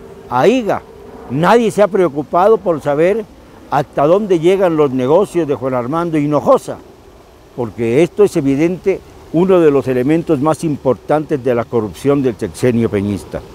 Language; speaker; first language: Spanish; native; Spanish